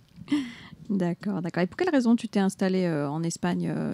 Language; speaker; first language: French; native; French